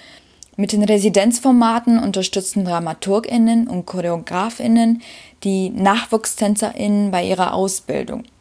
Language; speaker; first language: German; native; German